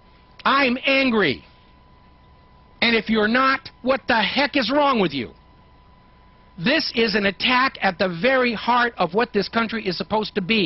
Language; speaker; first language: English; native; English